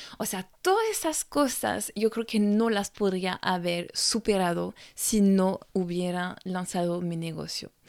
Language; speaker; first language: Spanish; non-native, fluent; French